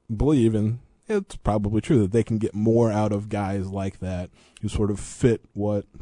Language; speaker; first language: English; native; English